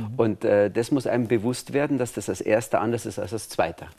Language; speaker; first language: German; native; German